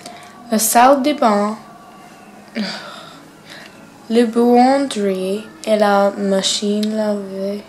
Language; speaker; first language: French; non-native, learner; English